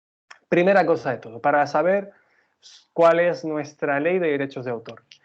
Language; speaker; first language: Spanish; native; Spanish